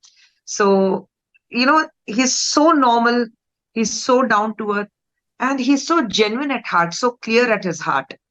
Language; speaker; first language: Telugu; non-native, fluent; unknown